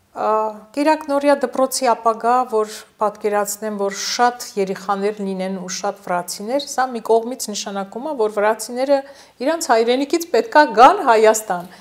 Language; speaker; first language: Armenian; non-native, local second language; Georgian